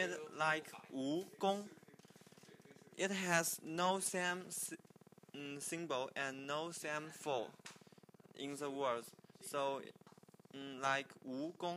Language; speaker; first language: English; non-native, learner; Chinese